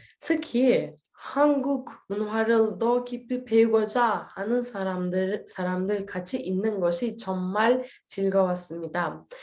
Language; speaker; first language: Korean; non-native, learner; Turkish